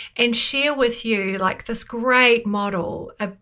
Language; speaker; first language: English; native; English